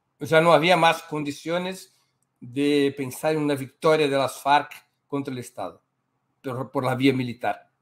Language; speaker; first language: Spanish; non-native, fluent; Portuguese